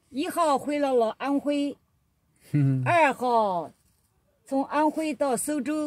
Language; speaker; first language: Chinese; non-native, local second language; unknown